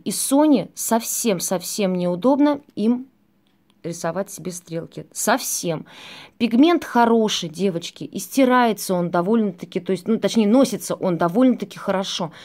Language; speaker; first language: Russian; native; Russian